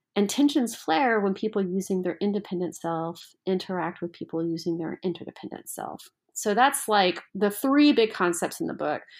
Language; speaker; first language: English; native; English